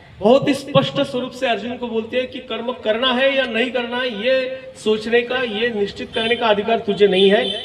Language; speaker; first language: Hindi; non-native, local second language; Marathi